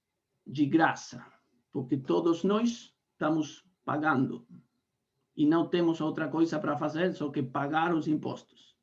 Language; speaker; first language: Portuguese; non-native, fluent; Spanish